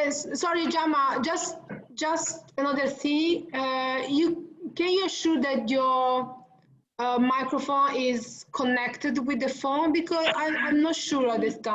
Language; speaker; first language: English; non-native, fluent; Italian